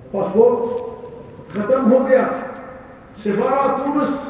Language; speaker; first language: Urdu; non-native, learner; Arabic